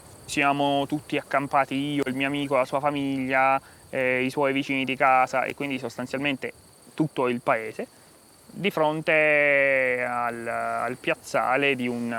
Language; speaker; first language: Italian; native; Italian